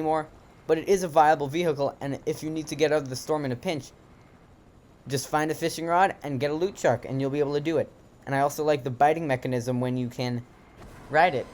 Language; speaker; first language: English; native; English